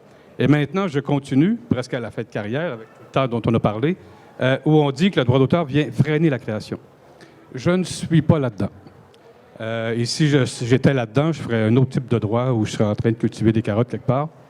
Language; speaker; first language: French; native; French